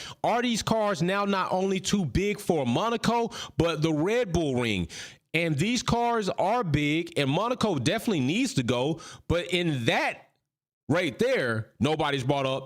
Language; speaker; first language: English; native; English